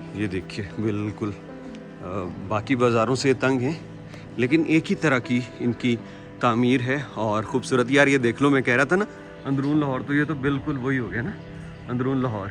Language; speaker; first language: Urdu; native; Urdu